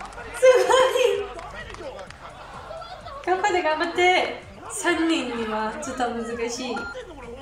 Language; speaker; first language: Japanese; non-native, learner; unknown